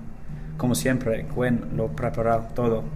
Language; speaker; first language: Spanish; non-native, learner; English